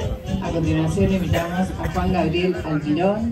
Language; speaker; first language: Spanish; native; Spanish